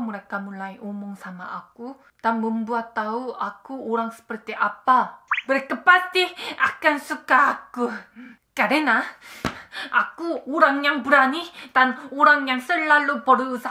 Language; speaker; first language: Indonesian; non-native, learner; Korean